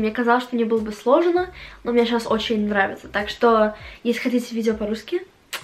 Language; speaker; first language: Russian; early bilingual, heritage; Russian